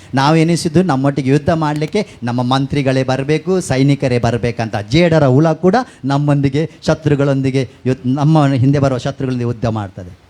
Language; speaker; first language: Kannada; non-native, local second language; Tulu